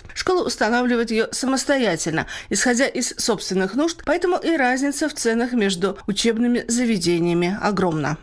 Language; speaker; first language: Russian; native; Russian